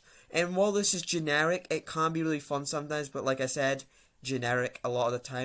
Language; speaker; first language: English; native; English